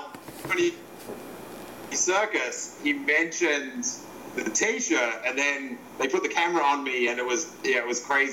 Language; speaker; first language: English; native; English